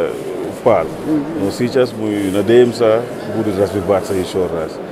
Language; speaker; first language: Russian; non-native, learner; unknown